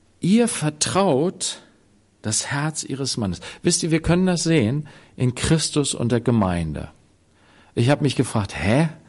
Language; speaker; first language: German; native; German